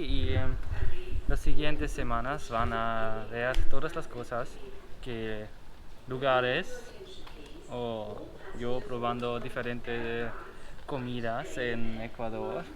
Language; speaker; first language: Spanish; non-native, learner; German